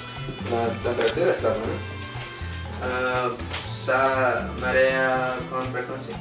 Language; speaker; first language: Spanish; non-native, learner; English